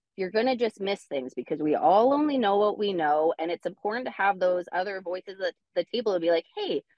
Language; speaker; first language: English; native; English